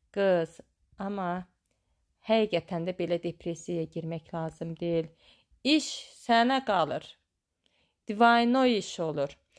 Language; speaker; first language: Azerbaijani; native; Azerbaijani